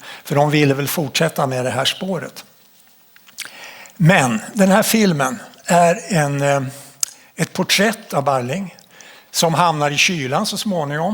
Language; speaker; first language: Swedish; native; Swedish